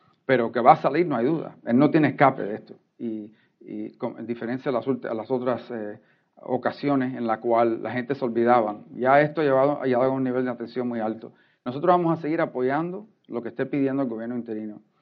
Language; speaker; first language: Spanish; early bilingual, heritage; Spanish